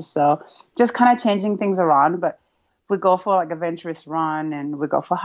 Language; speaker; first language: English; non-native, fluent; Rundi